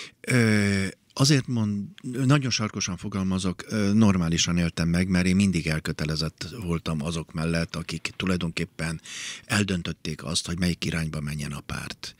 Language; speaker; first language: Hungarian; native; Hungarian